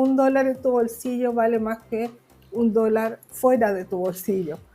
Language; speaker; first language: Spanish; native; Spanish